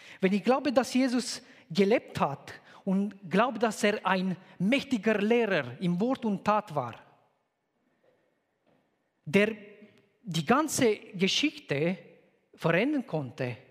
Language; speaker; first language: German; non-native, fluent; Romanian